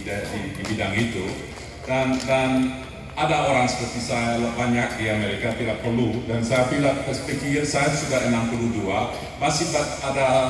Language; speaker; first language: Indonesian; non-native, fluent; English